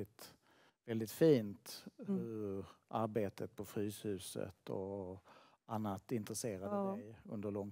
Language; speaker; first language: Swedish; native; Swedish